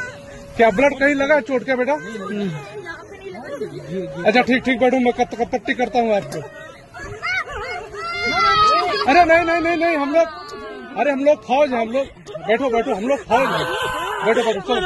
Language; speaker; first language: Hindi; non-native, local second language; Kashmiri